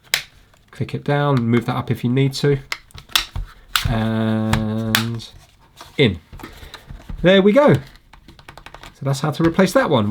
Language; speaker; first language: English; native; English